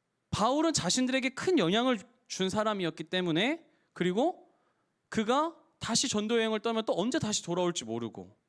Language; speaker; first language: Korean; native; Korean